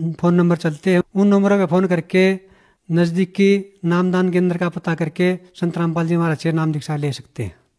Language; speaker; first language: Hindi; native; Hindi